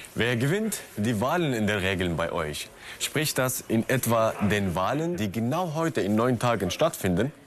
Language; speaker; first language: German; non-native, fluent; Arabic